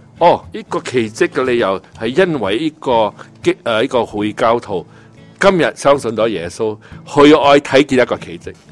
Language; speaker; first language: Cantonese; native; Cantonese